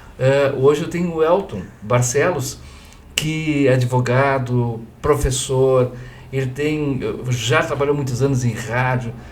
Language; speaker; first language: Portuguese; native; Portuguese